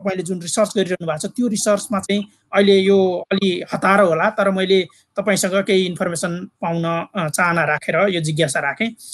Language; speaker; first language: Nepali; native; Nepali